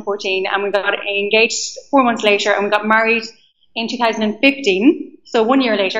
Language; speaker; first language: English; native; English